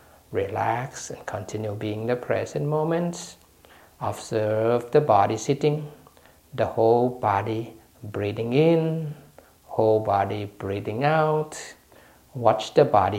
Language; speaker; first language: English; non-native, fluent; Thai